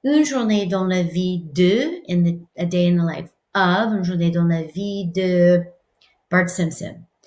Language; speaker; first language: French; non-native, fluent; English